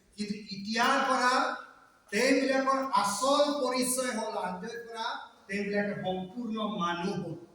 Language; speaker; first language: Assamese; non-native, local second language; Sadri